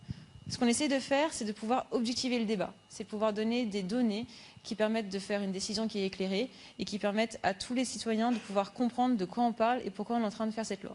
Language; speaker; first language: French; native; French